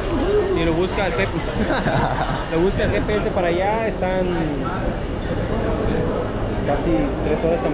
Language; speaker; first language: Spanish; native; Spanish